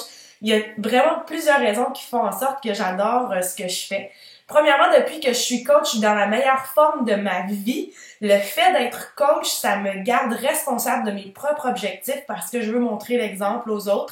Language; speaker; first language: French; native; French